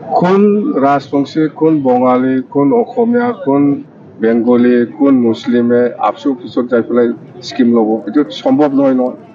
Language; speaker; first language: Assamese; non-native, local second language; Bodo